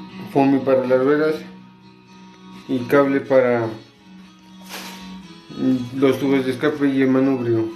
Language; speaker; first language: Spanish; native; Spanish